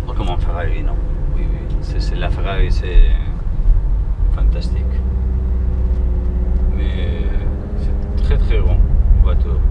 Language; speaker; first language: French; non-native, learner; Spanish